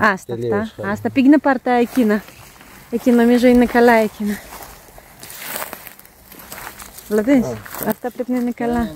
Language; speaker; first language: Greek; native; Greek